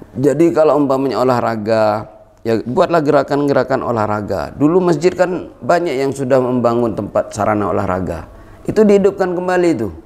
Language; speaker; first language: Indonesian; native; Indonesian